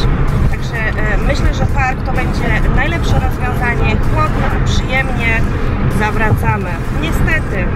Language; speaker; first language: Polish; native; Polish